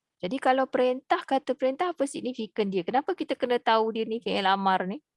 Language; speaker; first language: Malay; native; Malay